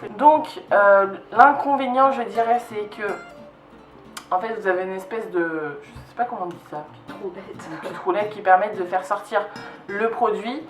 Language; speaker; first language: French; native; French